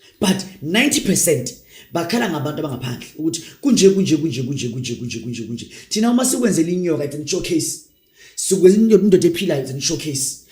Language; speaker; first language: Zulu; non-native, local second language; Northern Sotho